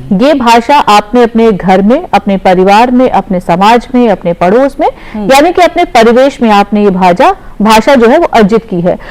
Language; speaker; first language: Hindi; native; Hindi